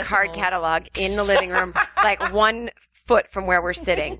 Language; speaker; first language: English; native; English